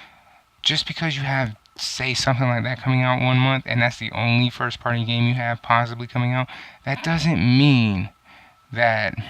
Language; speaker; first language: English; native; English